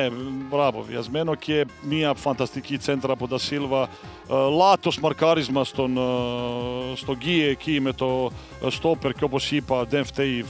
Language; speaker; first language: Greek; non-native, fluent; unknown